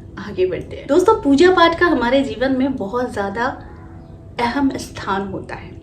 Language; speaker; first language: Hindi; non-native, local second language; Bangla